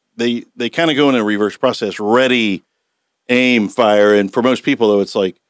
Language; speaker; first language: English; native; English